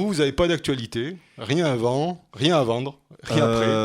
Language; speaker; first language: French; native; French